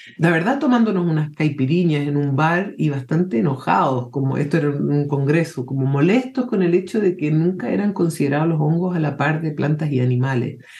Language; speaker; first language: Spanish; early bilingual, heritage; Spanish